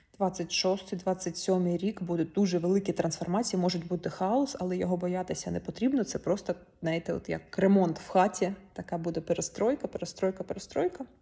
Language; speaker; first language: Ukrainian; non-native, local second language; Russian